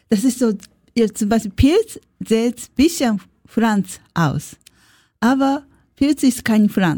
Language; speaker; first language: German; non-native, learner; Japanese